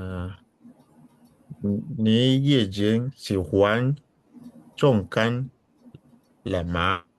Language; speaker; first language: Chinese; non-native, learner; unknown